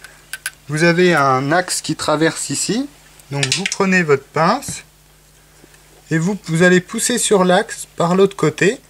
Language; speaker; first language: French; native; French